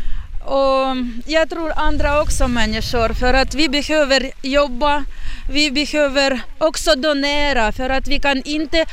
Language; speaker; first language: Swedish; non-native, learner; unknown